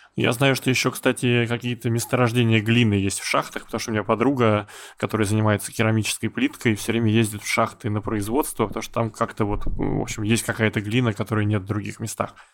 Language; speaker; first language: Russian; native; Russian